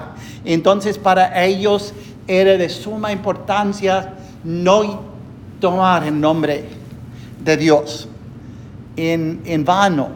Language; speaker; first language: Spanish; non-native, fluent; English